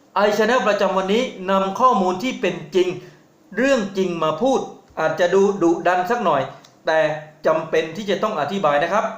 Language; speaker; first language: Thai; native; Thai